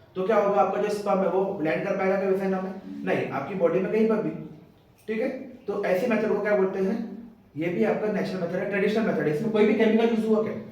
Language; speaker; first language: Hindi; non-native, local second language; Marathi